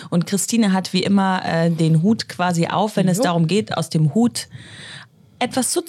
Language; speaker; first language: German; native; German